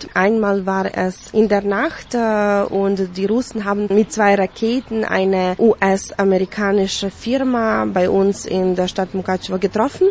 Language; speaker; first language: German; early bilingual, heritage; German